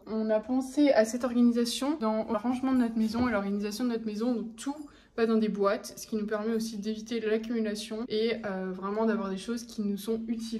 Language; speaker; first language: French; native; French